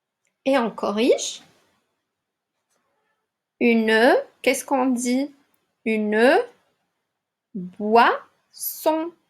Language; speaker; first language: French; non-native, local second language; Arabic